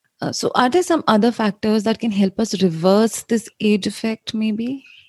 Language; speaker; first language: English; non-native, local second language; Hindi